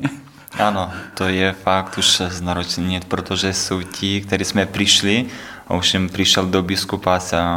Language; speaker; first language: Czech; non-native, learner; Ukrainian